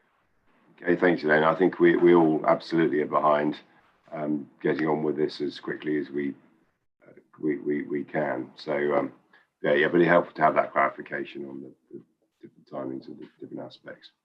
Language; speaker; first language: English; native; English